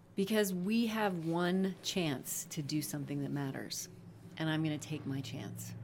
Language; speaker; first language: English; native; English